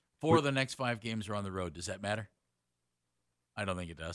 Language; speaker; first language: English; native; English